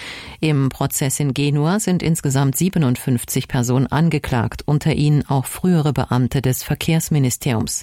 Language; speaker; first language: German; native; German